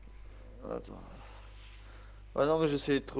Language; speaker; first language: French; native; French